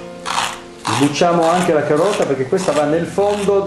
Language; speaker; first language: Italian; native; Italian